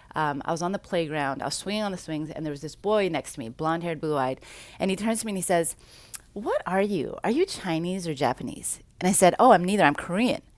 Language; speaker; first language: English; native; English